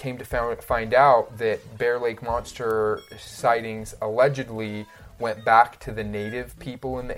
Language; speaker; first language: English; native; English